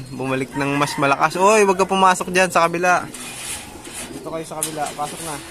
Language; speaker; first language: Filipino; native; Filipino